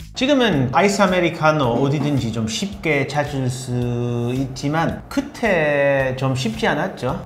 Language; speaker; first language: Korean; non-native, fluent; English